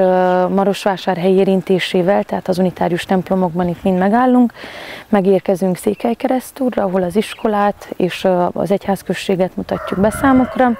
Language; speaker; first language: Hungarian; native; Hungarian